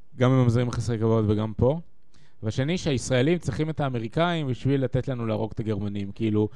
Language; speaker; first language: Hebrew; native; Hebrew